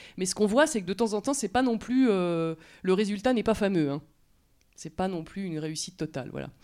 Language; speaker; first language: French; native; French